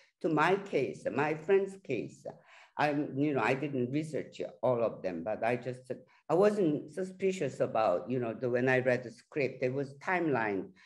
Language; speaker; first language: English; non-native, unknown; Korean